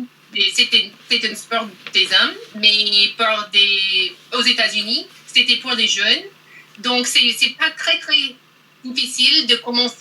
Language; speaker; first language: French; non-native, learner; English